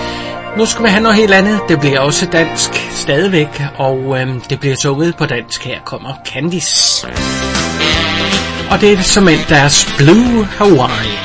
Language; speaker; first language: Danish; native; Danish